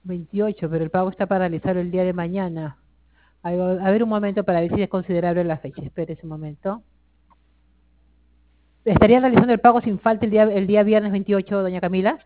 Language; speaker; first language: Spanish; native; Spanish